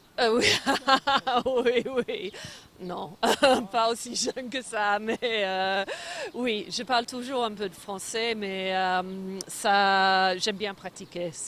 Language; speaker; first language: French; non-native, fluent; English